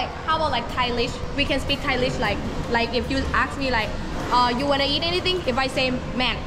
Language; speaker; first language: English; non-native, learner; Thai